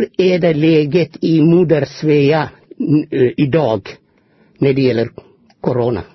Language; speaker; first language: Swedish; non-native, fluent; Amharic